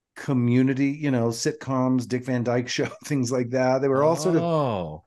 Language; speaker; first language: English; native; English